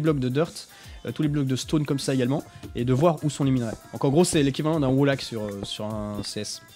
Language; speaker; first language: French; native; French